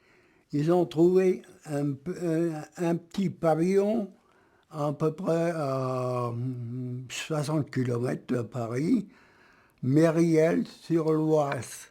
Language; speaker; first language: French; early bilingual, other home language; German